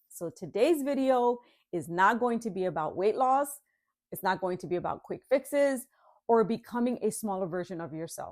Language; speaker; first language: English; native; English